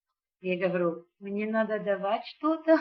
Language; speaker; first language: Russian; non-native, learner; English